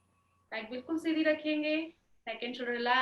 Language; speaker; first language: Hindi; native; Hindi